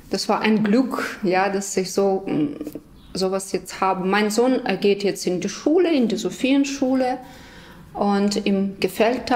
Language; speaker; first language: German; non-native, fluent; Ukrainian